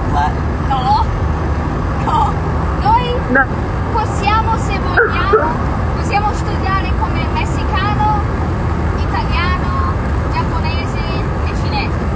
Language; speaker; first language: Italian; non-native, learner; English